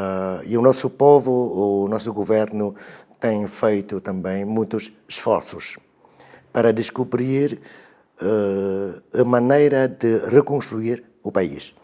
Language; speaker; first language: Portuguese; non-native, fluent; Vietnamese